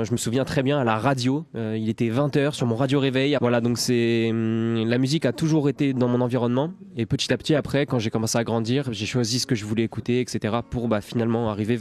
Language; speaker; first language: French; native; French